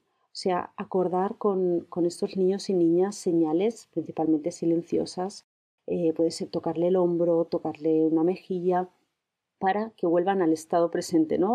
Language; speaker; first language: Spanish; native; Spanish